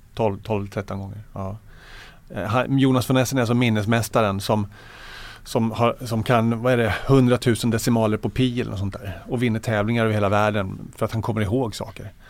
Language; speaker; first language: Swedish; native; Swedish